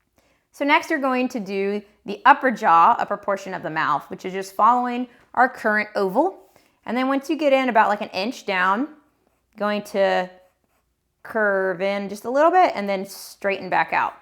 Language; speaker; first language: English; native; English